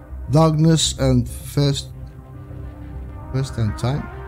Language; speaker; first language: English; non-native, fluent; Spanish